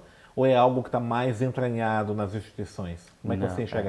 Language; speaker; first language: Portuguese; native; Portuguese